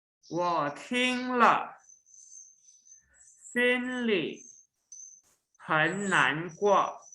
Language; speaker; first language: Chinese; non-native, local second language; Indonesian